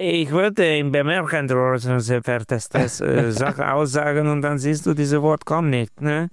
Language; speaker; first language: German; non-native, learner; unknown